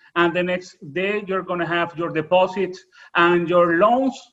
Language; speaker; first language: English; non-native, fluent; Spanish